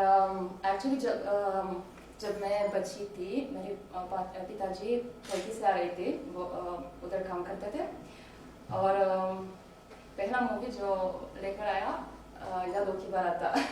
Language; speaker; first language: Hindi; non-native, learner; Romanian